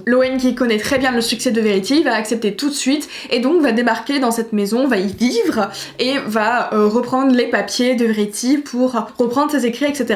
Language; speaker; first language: French; native; French